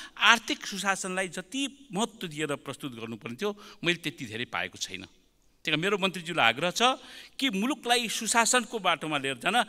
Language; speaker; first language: Nepali; native; Nepali